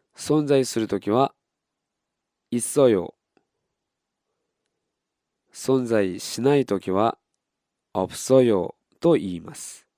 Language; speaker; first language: Japanese; non-native, fluent; Korean